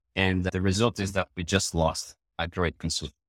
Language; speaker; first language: English; non-native, fluent; Portuguese